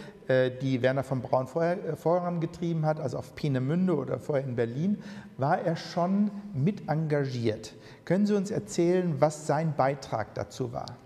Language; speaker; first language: German; native; German